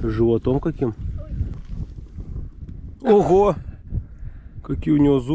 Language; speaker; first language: Russian; native; Russian